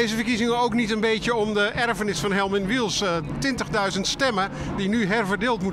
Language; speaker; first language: Dutch; native; Dutch